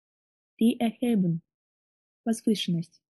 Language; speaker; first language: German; non-native, fluent; Russian